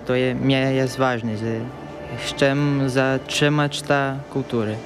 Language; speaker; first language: Polish; early bilingual, heritage; Portuguese